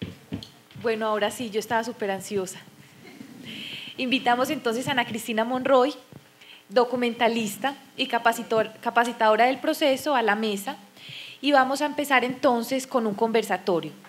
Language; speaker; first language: Spanish; native; Spanish